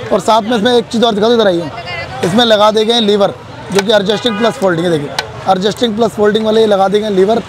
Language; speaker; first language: Hindi; native; Hindi